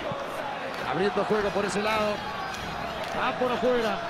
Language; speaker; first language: Spanish; native; Spanish